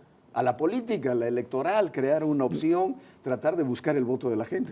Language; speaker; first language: Spanish; native; Spanish